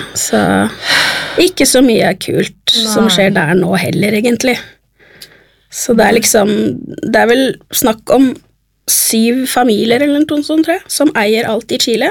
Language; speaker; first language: Norwegian; native; Norwegian